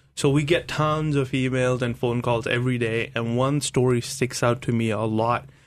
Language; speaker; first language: English; non-native, local second language; Hindi